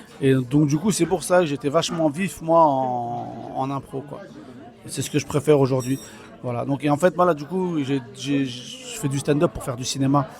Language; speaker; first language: French; early bilingual, other home language; Kabyle